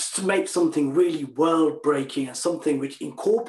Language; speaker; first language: English; native; English